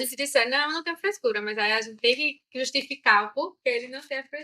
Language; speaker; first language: Portuguese; native; Portuguese